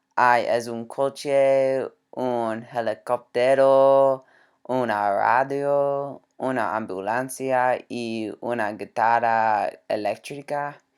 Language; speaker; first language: Spanish; non-native, learner; English